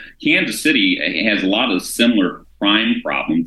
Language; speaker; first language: English; native; English